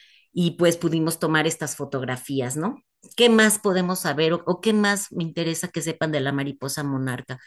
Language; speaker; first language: Spanish; native; Spanish